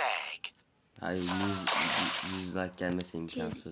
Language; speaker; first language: Turkish; native; Turkish